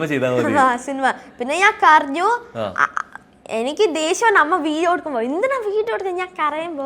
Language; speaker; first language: Malayalam; early bilingual, heritage; Malayalam